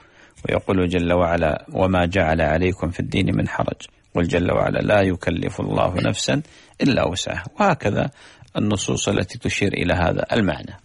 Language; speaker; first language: Arabic; native; Arabic